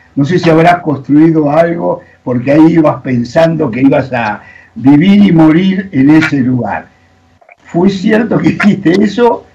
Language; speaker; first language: Spanish; native; Spanish